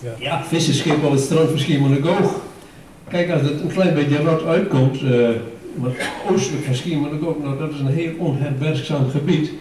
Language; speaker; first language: Dutch; native; Dutch